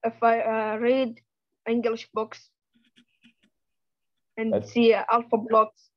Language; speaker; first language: English; non-native, learner; Arabic